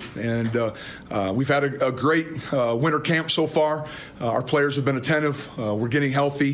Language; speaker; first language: English; native; English